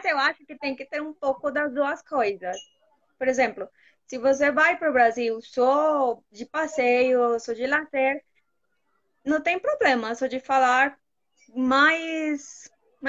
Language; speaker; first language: Portuguese; non-native, fluent; Spanish